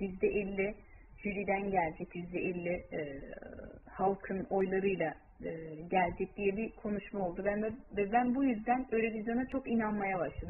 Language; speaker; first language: Turkish; early bilingual, heritage; Turkish